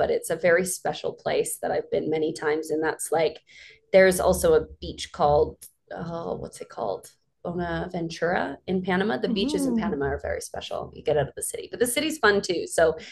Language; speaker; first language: English; native; English